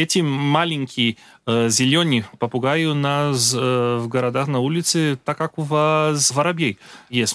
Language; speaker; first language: Russian; non-native, learner; Portuguese